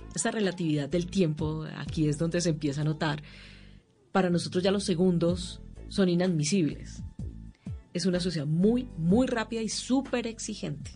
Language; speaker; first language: Spanish; native; Spanish